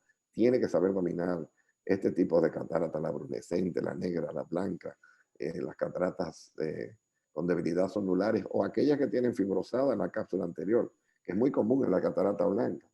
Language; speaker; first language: Spanish; native; Spanish